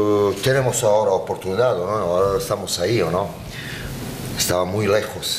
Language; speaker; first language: Spanish; non-native, learner; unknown